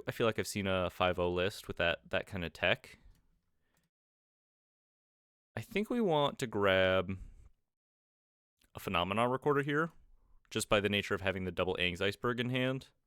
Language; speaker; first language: English; native; English